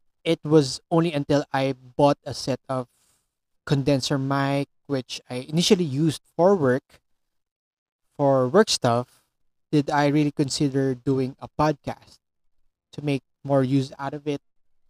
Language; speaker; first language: English; non-native, local second language; Filipino